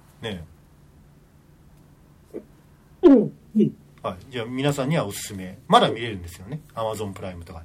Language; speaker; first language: Japanese; native; Japanese